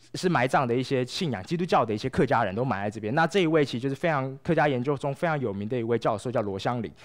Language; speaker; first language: Chinese; native; Chinese